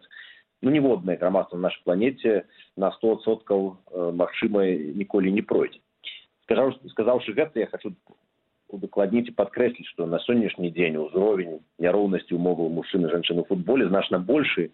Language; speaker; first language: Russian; non-native, local second language; Belarusian